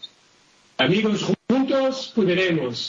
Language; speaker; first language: Spanish; non-native, fluent; Italian